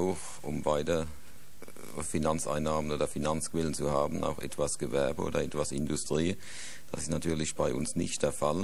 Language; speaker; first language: German; native; German